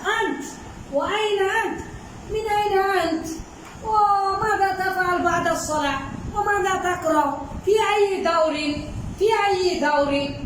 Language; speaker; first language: Arabic; non-native, fluent; Bangla